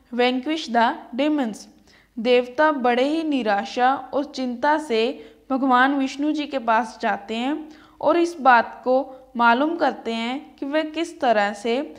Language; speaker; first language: Hindi; native; Hindi